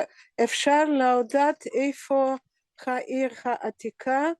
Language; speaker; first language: Hebrew; non-native, learner; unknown